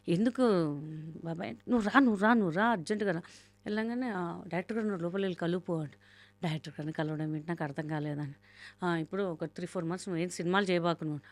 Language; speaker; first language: Telugu; non-native, local second language; Hindi